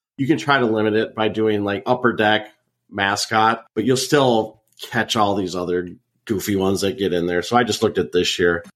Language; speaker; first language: English; native; English